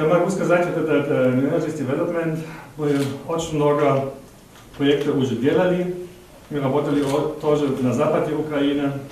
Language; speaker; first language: Russian; non-native, learner; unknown